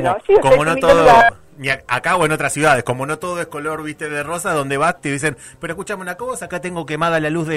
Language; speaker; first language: Spanish; native; Spanish